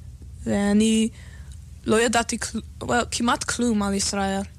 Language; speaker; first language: Hebrew; non-native, learner; English